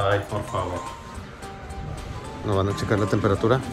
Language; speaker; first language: Spanish; native; Spanish